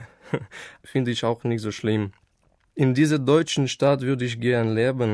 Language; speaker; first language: German; non-native, fluent; Ukrainian